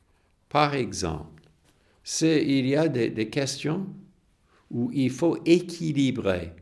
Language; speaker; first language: French; non-native, fluent; English